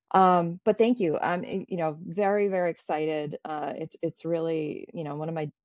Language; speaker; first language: English; early bilingual, other home language; Croatian